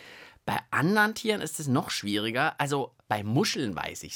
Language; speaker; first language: German; native; German